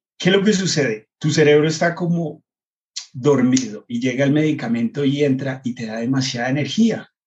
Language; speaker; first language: Spanish; early bilingual, heritage; Spanish